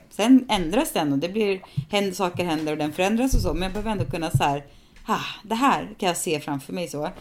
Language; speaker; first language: Swedish; native; Swedish